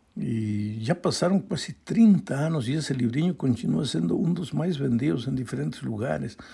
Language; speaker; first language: Portuguese; non-native, fluent; Spanish